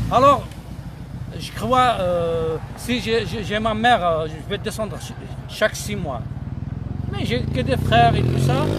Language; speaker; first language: French; non-native, local second language; Kabyle